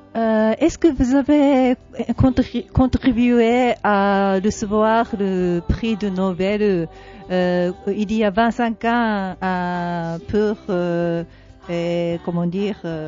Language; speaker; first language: French; non-native, fluent; Japanese